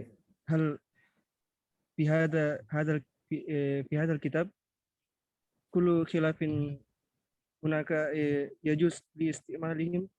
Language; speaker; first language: Arabic; non-native, learner; Indonesian